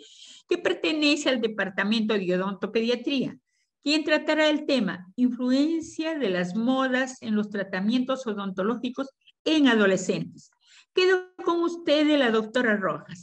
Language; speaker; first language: Spanish; native; Spanish